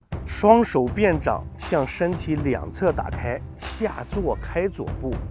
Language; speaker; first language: Chinese; native; Chinese